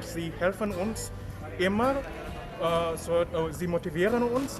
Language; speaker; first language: German; non-native, learner; Indonesian